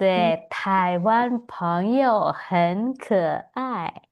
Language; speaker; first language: Chinese; non-native, fluent; Indonesian